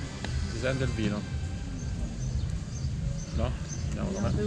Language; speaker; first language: Italian; native; Italian